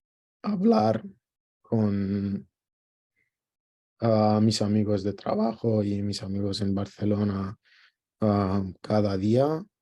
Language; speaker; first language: Spanish; non-native, learner; Greek